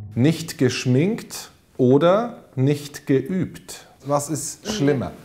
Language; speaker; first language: German; native; German